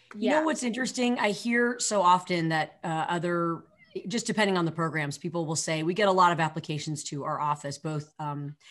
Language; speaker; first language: English; native; English